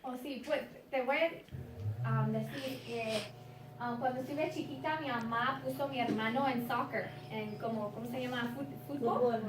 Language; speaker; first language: Spanish; early bilingual, heritage; Spanish